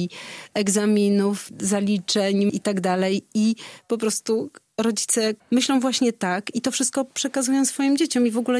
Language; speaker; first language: Polish; native; Polish